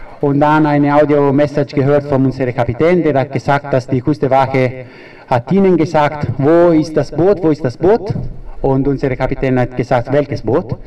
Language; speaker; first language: German; non-native, fluent; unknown